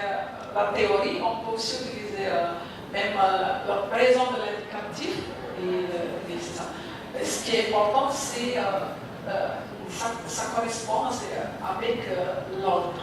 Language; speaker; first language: French; non-native, fluent; Indonesian